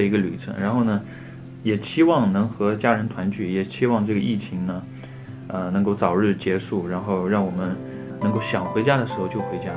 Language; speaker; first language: Chinese; native; Chinese